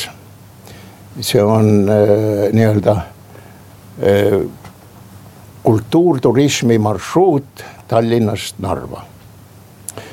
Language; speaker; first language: Estonian; native; Estonian